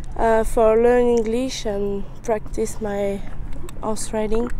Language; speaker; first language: English; non-native, learner; French